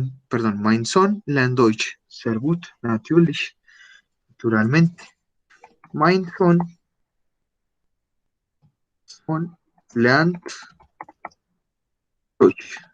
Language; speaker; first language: German; non-native, learner; Spanish